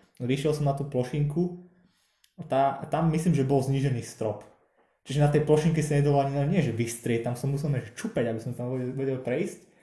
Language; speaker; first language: Slovak; native; Slovak